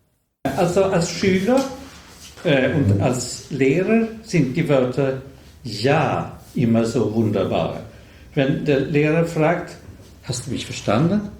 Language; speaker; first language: German; non-native, learner; Swedish